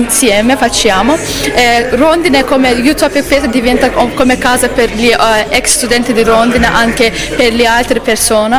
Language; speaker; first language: Italian; non-native, learner; Azerbaijani